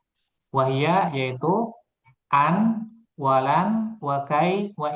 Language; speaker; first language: Arabic; non-native, fluent; Indonesian